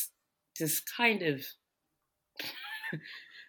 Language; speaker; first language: English; native; English